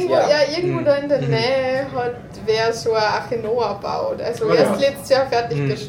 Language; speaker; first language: German; native; German